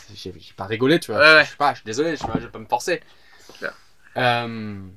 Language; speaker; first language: French; native; French